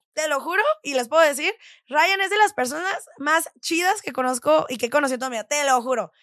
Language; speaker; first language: Spanish; native; Spanish